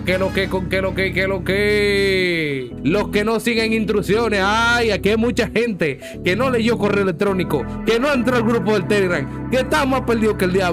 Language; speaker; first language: Spanish; native; Spanish